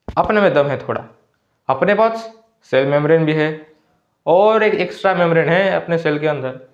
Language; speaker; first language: Hindi; non-native, local second language; Marathi